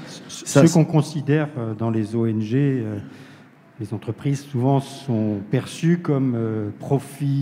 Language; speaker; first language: French; native; French